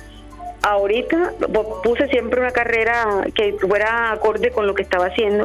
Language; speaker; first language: Spanish; native; Spanish